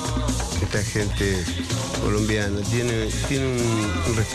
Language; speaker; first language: Spanish; native; Spanish